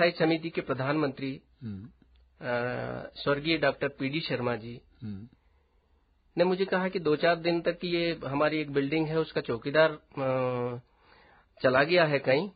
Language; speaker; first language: Hindi; native; Hindi